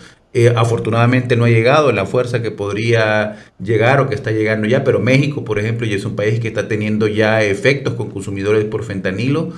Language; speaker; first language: Spanish; native; Spanish